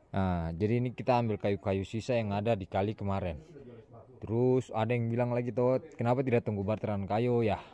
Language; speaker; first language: Indonesian; native; Indonesian